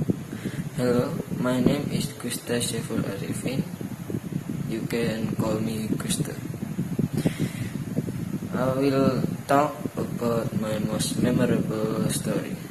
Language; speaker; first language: English; non-native, learner; Indonesian